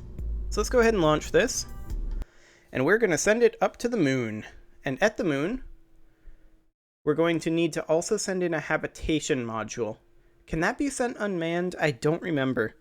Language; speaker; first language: English; native; English